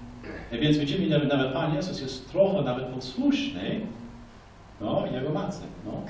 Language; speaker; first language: Polish; non-native, fluent; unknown